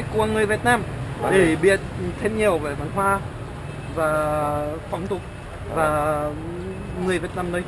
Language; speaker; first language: Vietnamese; non-native, learner; Polish